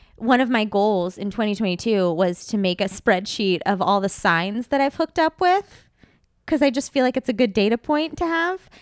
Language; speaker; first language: English; native; English